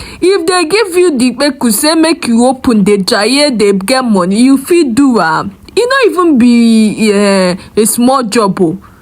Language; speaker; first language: Nigerian Pidgin; native; Nigerian Pidgin